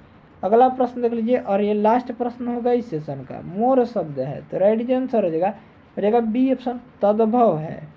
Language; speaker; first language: Hindi; native; Hindi